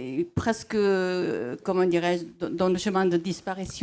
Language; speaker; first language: French; non-native, fluent; Japanese